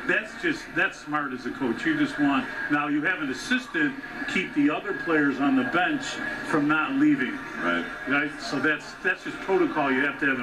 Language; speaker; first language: English; native; English